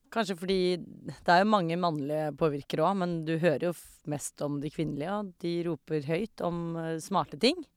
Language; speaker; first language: Norwegian; early bilingual, other home language; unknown